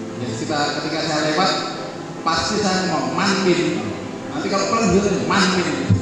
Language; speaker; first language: Indonesian; native; Indonesian